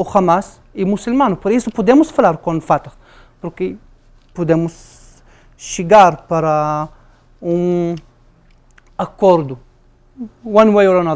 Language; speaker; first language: Portuguese; non-native, fluent; Arabic